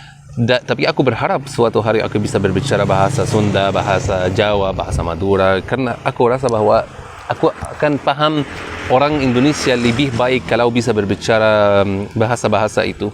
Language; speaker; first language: Indonesian; non-native, fluent; Arabic